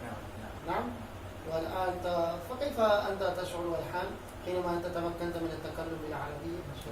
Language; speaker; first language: Arabic; non-native, fluent; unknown